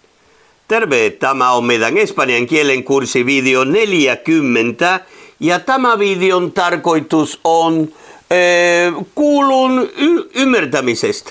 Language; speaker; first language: Finnish; non-native, fluent; Spanish